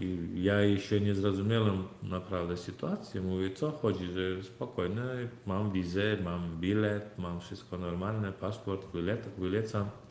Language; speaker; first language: Polish; non-native, learner; Turkmen